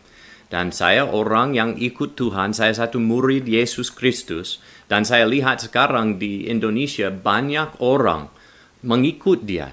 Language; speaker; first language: Indonesian; non-native, learner; English